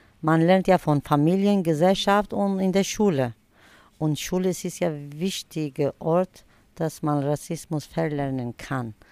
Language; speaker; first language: German; early bilingual, other home language; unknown